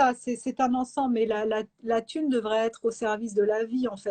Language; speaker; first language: French; native; French